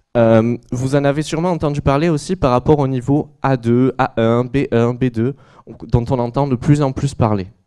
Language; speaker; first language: French; native; French